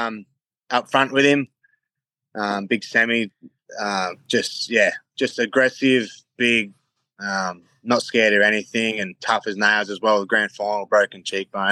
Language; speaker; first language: English; native; English